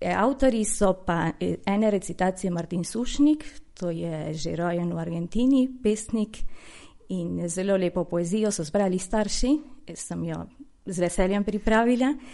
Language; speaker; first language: Slovenian; early bilingual, heritage; Slovenian